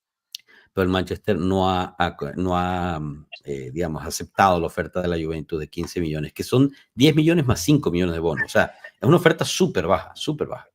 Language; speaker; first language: Spanish; native; Spanish